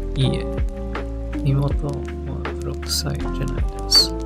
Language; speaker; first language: Japanese; non-native, learner; English